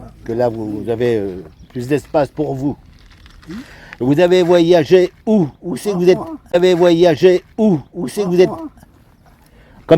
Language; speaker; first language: French; native; French